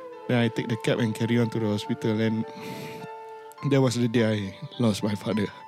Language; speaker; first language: English; non-native, local second language; Malay